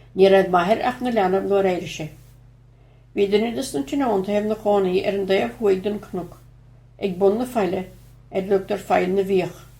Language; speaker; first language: Irish; native; Irish